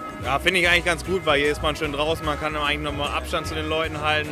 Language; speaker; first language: German; native; German